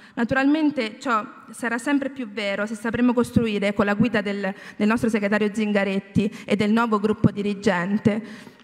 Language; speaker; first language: Italian; native; Italian